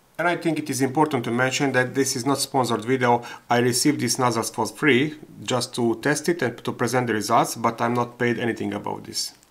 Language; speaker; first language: English; non-native, fluent; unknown